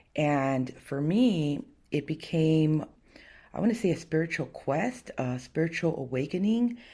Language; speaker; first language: English; early bilingual, other home language; Spanish